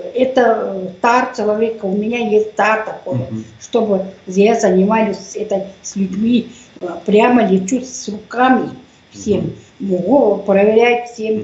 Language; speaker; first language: Russian; non-native, local second language; Tuvinian